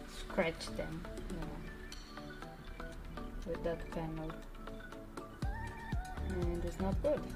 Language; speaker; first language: English; non-native, learner; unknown